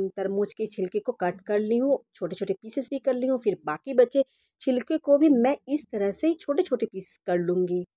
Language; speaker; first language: Hindi; non-native, local second language; Bangla